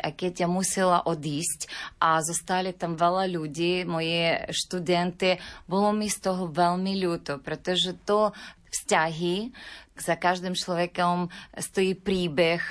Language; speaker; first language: Slovak; non-native, learner; Ukrainian